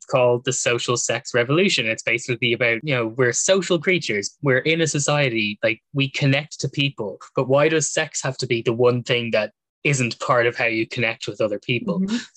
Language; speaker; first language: English; native; English